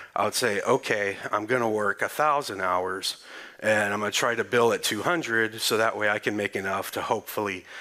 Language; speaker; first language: English; native; English